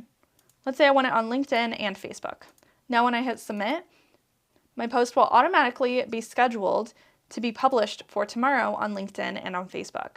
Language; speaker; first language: English; native; English